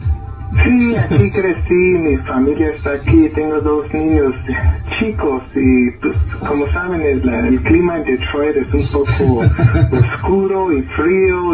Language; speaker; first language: Spanish; early bilingual, heritage; Spanish